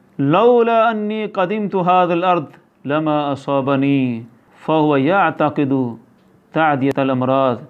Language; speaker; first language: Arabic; non-native, fluent; Urdu